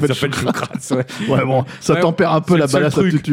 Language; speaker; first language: French; native; French